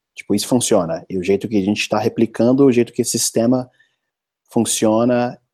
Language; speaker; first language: Portuguese; non-native, fluent; English